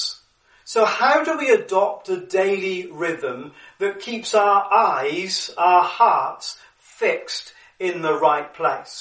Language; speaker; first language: English; native; English